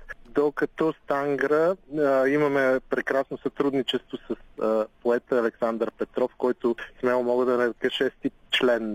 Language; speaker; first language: Bulgarian; native; Bulgarian